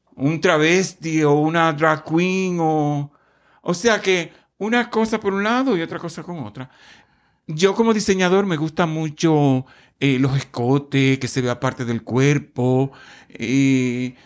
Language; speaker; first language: Spanish; native; Spanish